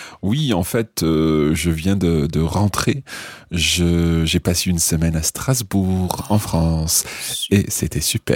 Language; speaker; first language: French; non-native, fluent; English